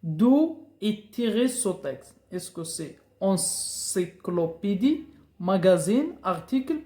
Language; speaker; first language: French; non-native, local second language; Arabic